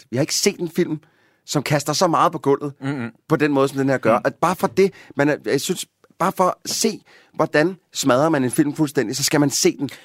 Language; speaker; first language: Danish; native; Danish